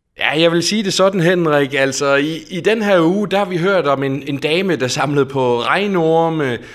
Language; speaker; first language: Danish; native; Danish